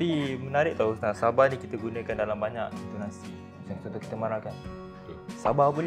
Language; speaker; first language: Malay; native; Malay